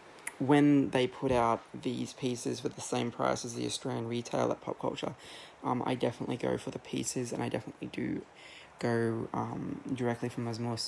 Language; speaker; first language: English; native; English